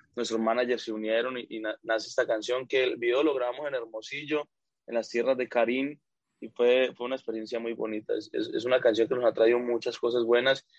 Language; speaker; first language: Spanish; native; Spanish